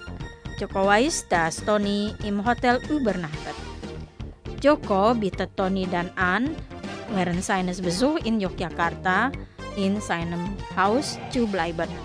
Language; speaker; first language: German; non-native, fluent; Indonesian